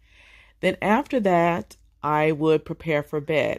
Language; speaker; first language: English; native; English